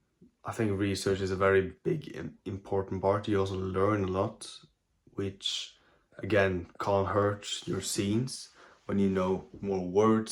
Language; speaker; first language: English; non-native, fluent; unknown